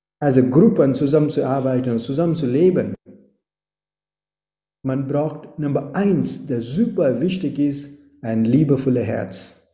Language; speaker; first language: German; non-native, fluent; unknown